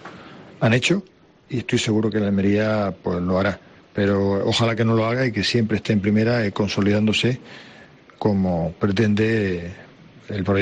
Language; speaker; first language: Spanish; native; Spanish